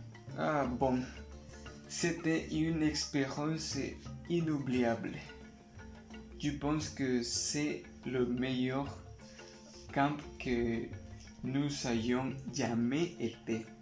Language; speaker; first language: French; non-native, learner; Spanish